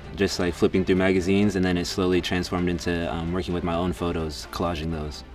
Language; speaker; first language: English; native; English